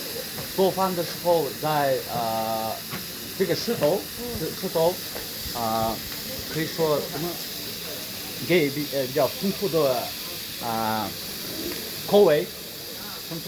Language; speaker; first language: Chinese; non-native, learner; Kyrgyz